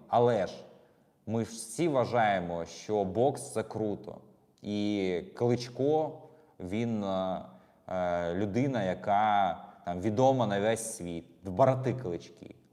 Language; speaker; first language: Ukrainian; non-native, local second language; Russian